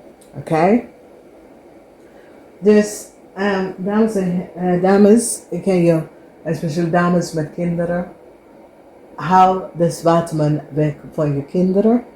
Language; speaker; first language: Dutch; non-native, fluent; English